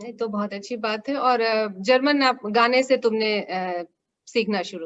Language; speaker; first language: Hindi; native; Hindi